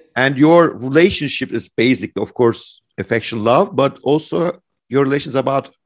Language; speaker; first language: English; non-native, fluent; Turkish